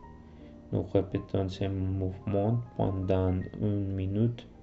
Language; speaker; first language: French; non-native, learner; Spanish